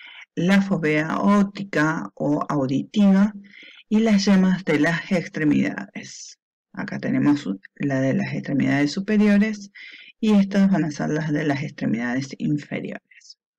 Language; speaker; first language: Spanish; native; Spanish